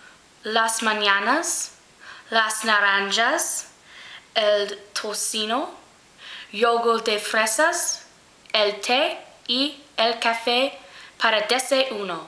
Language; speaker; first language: Spanish; non-native, learner; English